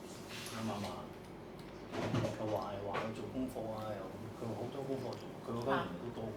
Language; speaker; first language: Cantonese; native; Cantonese